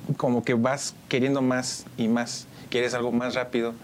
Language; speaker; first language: Spanish; early bilingual, heritage; Spanish